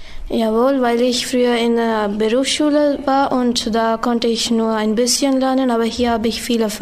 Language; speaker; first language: German; non-native, learner; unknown